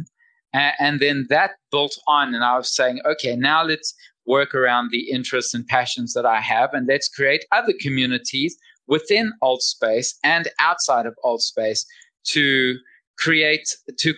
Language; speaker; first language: English; native; English